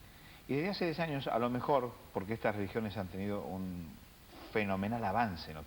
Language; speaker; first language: Spanish; native; Spanish